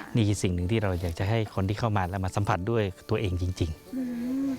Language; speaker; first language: Thai; native; Thai